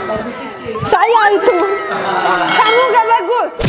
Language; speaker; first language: Indonesian; non-native, learner; Russian